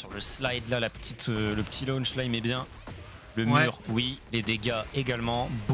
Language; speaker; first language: French; native; French